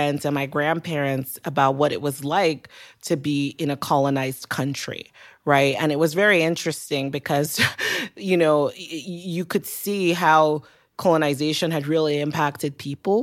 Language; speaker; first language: English; non-native, local second language; Yoruba